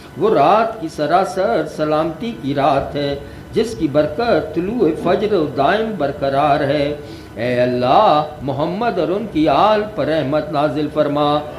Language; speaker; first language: Urdu; native; Urdu